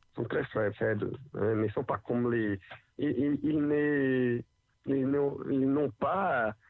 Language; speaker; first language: French; non-native, learner; Portuguese